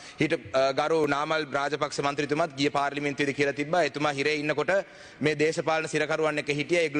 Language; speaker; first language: Sinhala; non-native, local second language; Tamil